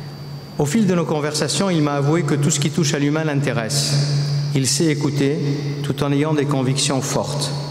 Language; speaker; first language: French; native; French